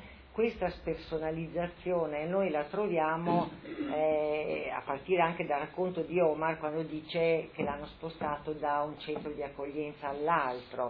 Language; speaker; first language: Italian; native; Italian